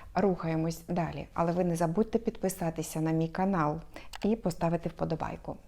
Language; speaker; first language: Ukrainian; non-native, local second language; Russian